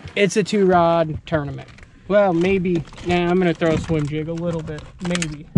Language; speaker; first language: English; native; English